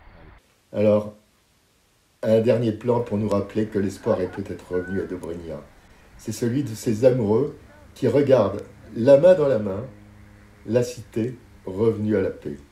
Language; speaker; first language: French; native; French